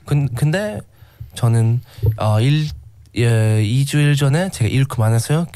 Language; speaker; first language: Korean; non-native, learner; English